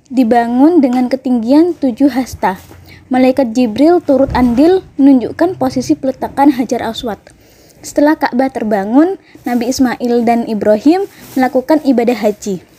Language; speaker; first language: Indonesian; native; Indonesian